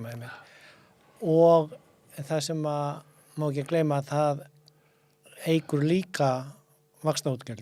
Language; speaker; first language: Icelandic; native; Icelandic